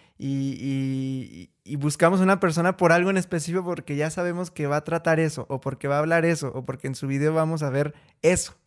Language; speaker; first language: Spanish; native; Spanish